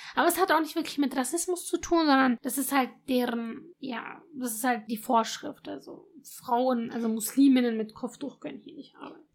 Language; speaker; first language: German; early bilingual, other home language; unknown